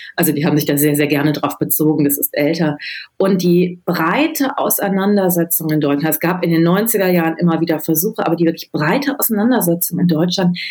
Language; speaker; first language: German; native; German